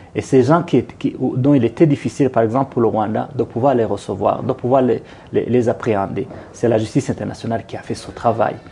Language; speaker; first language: French; non-native, local second language; Kinyarwanda